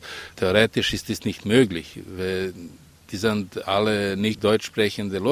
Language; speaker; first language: German; non-native, fluent; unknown